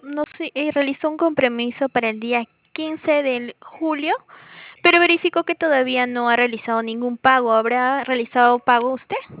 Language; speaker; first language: Spanish; native; Spanish